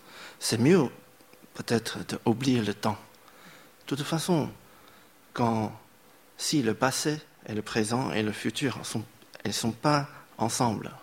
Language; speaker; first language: French; non-native, fluent; Chinese